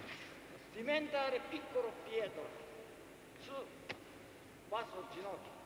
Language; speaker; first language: Italian; non-native, learner; Japanese